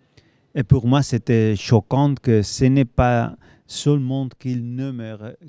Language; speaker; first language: French; non-native, fluent; Spanish